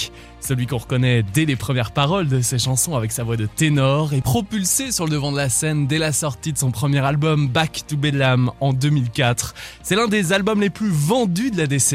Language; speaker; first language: French; native; French